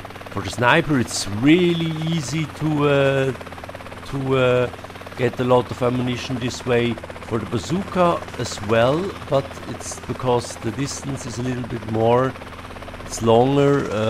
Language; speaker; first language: English; non-native, learner; German